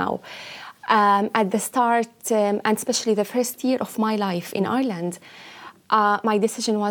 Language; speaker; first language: English; non-native, fluent; Arabic